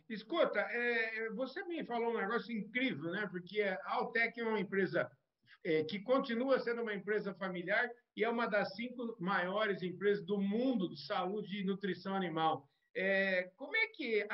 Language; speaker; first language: Portuguese; native; Portuguese